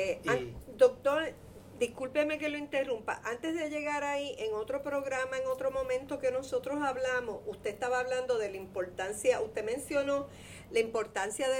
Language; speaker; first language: Spanish; native; Spanish